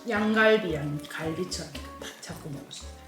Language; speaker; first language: Korean; native; Korean